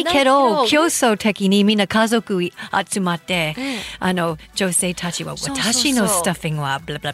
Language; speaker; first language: Japanese; non-native, fluent; English